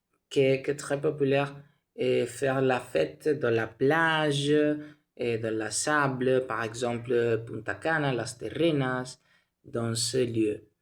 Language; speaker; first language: French; non-native, learner; Spanish